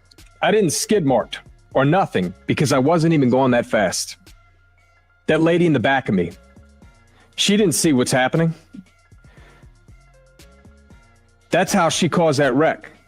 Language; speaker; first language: English; native; English